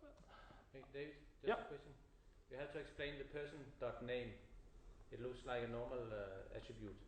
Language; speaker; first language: English; non-native, fluent; Danish